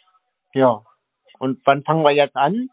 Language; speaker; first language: German; native; German